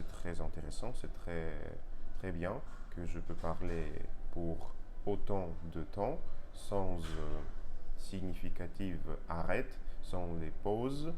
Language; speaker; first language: French; non-native, learner; Russian